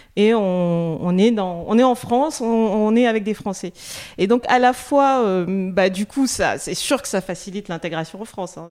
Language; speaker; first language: French; non-native, local second language; Russian